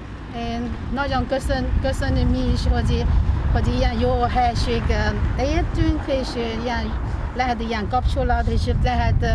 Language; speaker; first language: Hungarian; non-native, learner; Chinese